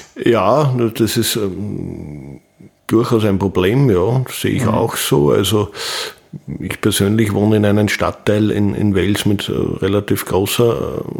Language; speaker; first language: German; native; German